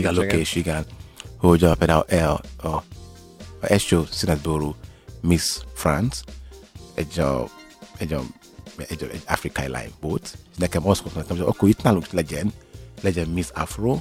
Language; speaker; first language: Hungarian; non-native, learner; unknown